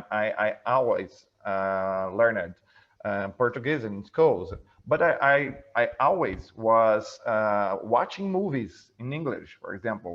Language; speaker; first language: English; non-native, fluent; Portuguese